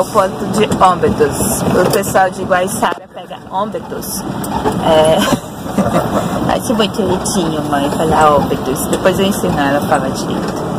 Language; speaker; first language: Portuguese; native; Portuguese